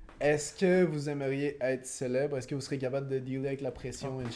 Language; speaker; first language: French; native; French